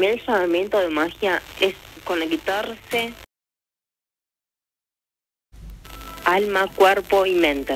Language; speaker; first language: Spanish; native; Spanish